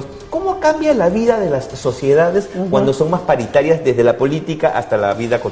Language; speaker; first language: Spanish; native; Spanish